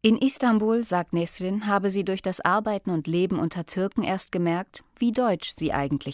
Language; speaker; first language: German; native; German